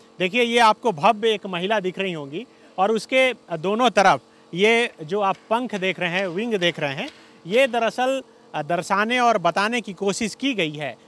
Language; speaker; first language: Hindi; native; Hindi